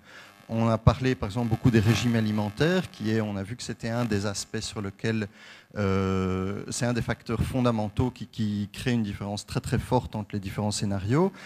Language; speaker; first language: French; native; French